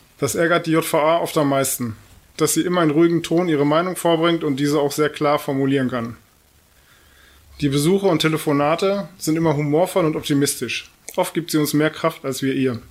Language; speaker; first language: German; native; German